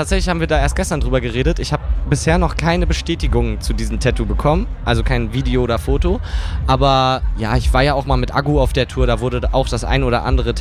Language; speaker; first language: German; native; German